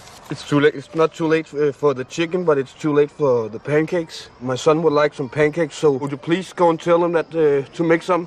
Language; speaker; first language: English; non-native, fluent; Danish